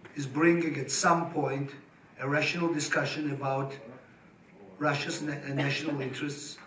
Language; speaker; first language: English; non-native, fluent; Georgian